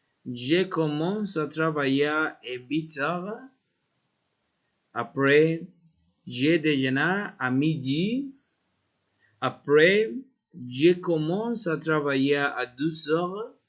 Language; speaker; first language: French; non-native, learner; Spanish